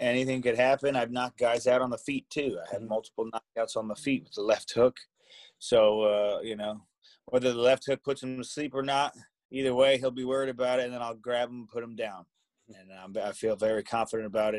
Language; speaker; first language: English; native; English